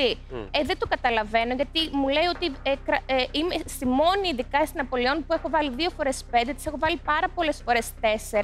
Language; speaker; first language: Greek; native; Greek